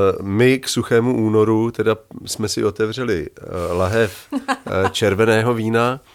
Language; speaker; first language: Czech; native; Czech